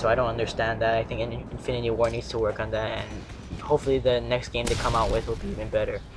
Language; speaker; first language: English; native; English